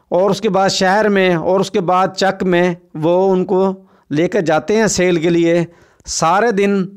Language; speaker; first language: Urdu; non-native, local second language; Saraiki